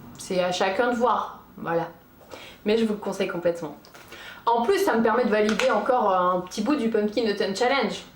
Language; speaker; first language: French; early bilingual, other home language; Portuguese